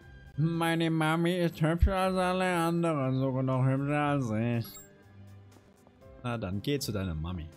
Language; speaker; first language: German; native; German